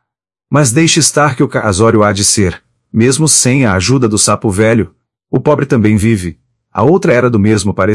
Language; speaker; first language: Portuguese; native; Portuguese